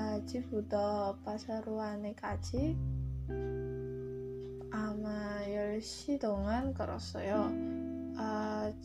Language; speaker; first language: Korean; non-native, learner; Indonesian